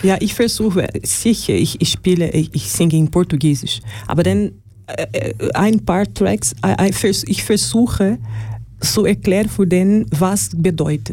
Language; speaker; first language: German; non-native, learner; Portuguese